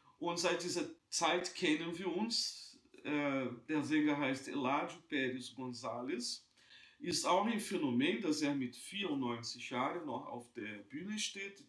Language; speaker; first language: German; non-native, fluent; Portuguese